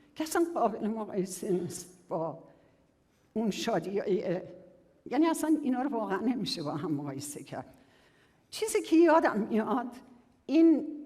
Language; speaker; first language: Persian; native; Persian